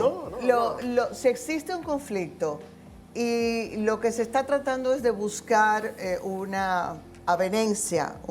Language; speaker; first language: Spanish; native; Spanish